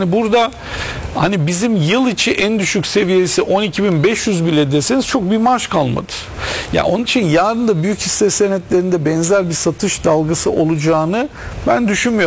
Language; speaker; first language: Turkish; native; Turkish